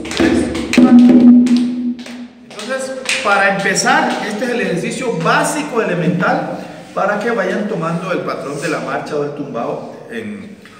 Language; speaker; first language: Spanish; native; Spanish